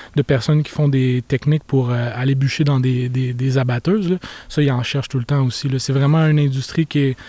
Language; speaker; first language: French; native; French